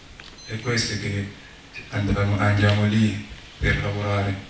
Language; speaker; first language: Italian; non-native, learner; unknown